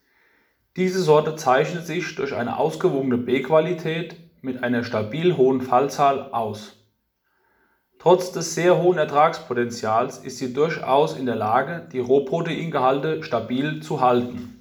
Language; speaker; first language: German; native; German